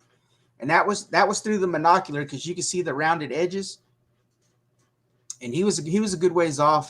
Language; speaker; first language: English; native; English